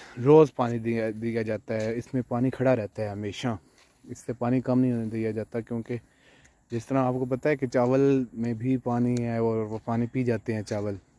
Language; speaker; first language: Urdu; non-native, local second language; Punjabi